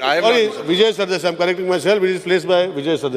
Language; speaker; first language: English; non-native, local second language; Konkani